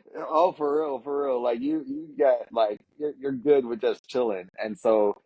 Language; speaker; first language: English; native; English